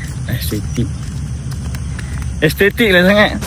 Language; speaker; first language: Malay; native; Malay